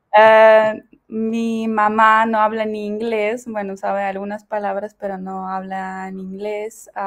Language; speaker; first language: Spanish; non-native, fluent; Ukrainian